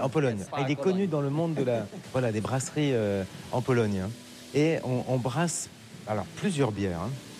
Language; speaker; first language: French; native; French